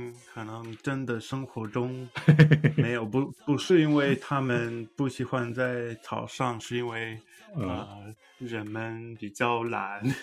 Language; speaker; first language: Chinese; early bilingual, heritage; Chinese